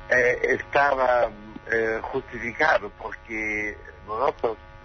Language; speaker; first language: Spanish; non-native, learner; German